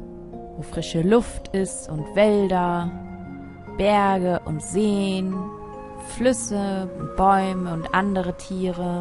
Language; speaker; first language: German; native; German